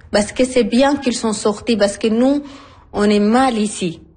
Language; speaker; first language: French; non-native, learner; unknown